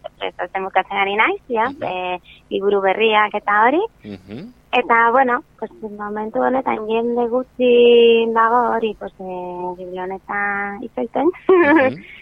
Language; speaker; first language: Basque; non-native, local second language; Spanish